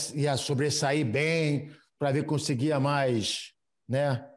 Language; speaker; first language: Portuguese; native; Portuguese